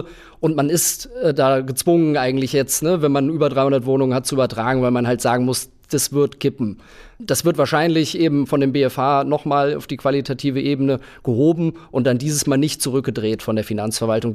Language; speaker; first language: German; native; German